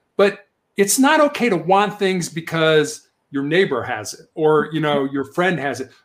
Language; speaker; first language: English; native; English